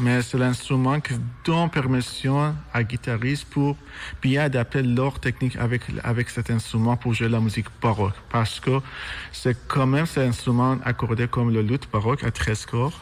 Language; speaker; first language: French; non-native, fluent; Persian